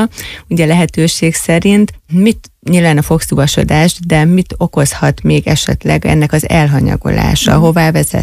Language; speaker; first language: Hungarian; native; Hungarian